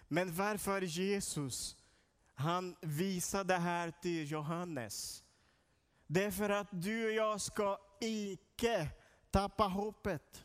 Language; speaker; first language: Swedish; non-native, learner; Portuguese